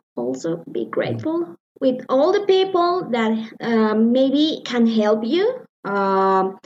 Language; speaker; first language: English; non-native, learner; Spanish